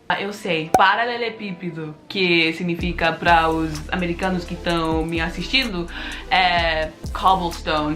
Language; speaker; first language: Portuguese; non-native, learner; English